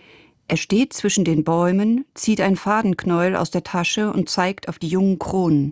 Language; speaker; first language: German; native; German